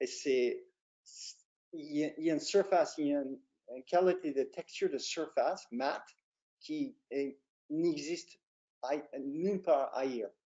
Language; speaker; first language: French; non-native, fluent; English